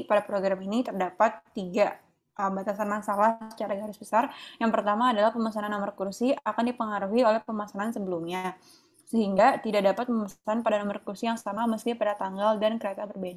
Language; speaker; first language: Indonesian; native; Indonesian